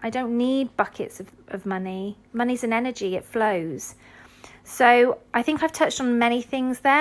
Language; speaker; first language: English; native; English